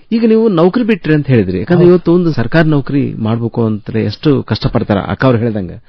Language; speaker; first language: Kannada; native; Kannada